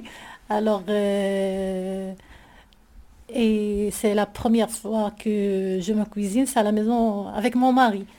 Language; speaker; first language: French; non-native, learner; Arabic